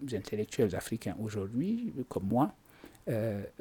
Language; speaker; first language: French; non-native, local second language; Wolof